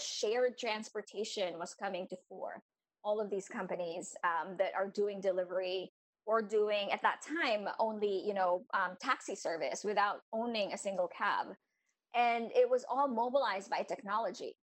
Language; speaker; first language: English; non-native, local second language; Filipino